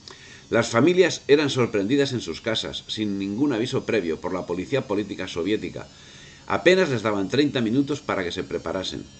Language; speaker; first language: Spanish; native; Spanish